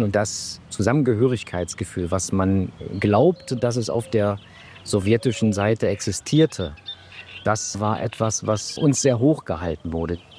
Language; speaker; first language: German; native; German